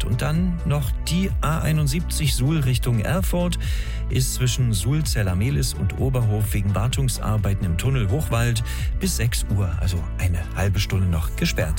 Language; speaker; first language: German; native; German